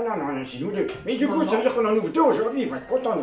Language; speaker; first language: French; native; French